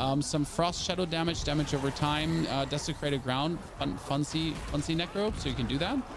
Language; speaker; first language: English; non-native, fluent; German